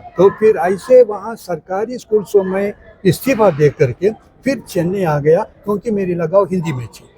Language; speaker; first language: Hindi; non-native, local second language; Tamil